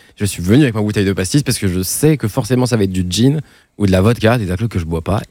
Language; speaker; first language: French; native; French